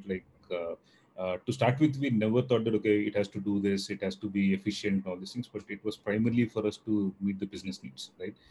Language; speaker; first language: English; non-native, local second language; Telugu